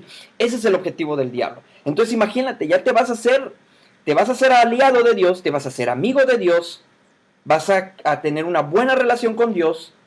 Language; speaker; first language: Spanish; native; Spanish